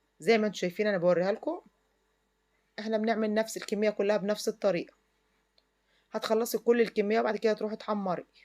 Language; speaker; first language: Arabic; native; Arabic